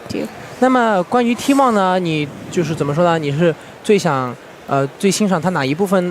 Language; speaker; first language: Chinese; native; Chinese